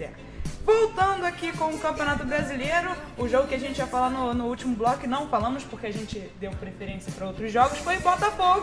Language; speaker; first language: Portuguese; native; Portuguese